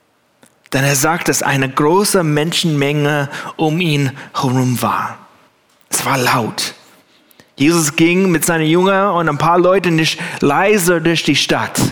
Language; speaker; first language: German; non-native, fluent; English